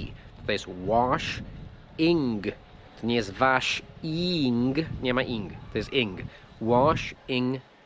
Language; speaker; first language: Polish; non-native, fluent; English